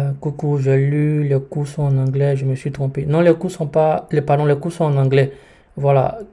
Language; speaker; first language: French; native; French